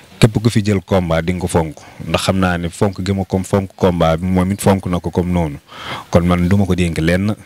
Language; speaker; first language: Wolof; non-native, local second language; Fula